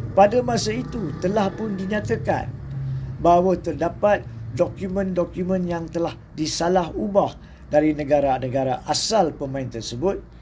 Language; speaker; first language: Malay; native; Malay